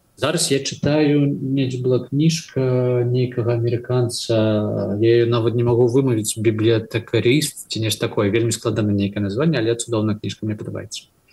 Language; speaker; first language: Belarusian; non-native, local second language; Russian